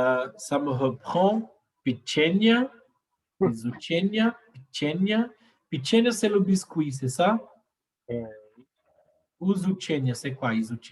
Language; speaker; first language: French; non-native, learner; Portuguese